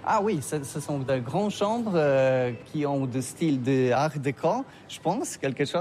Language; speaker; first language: French; non-native, learner; Polish